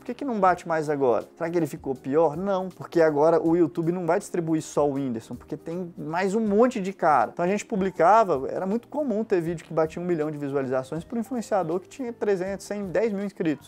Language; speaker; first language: Portuguese; native; Portuguese